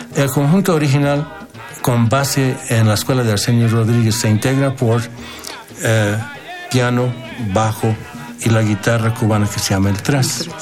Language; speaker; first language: Spanish; non-native, fluent; English